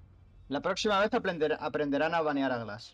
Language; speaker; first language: Spanish; native; Spanish